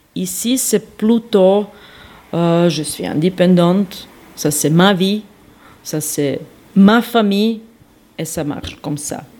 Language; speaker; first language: French; non-native, learner; Serbian